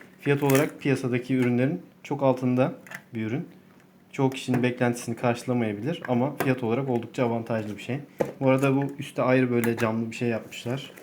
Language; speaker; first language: Turkish; native; Turkish